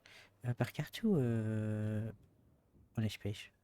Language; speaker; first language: French; native; French